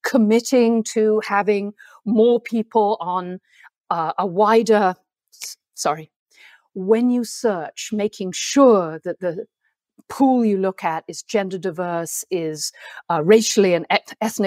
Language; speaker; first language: English; native; English